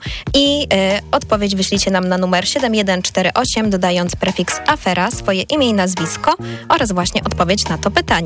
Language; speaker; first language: Polish; native; Polish